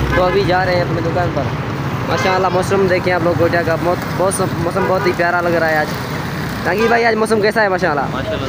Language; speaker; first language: Urdu; non-native, local second language; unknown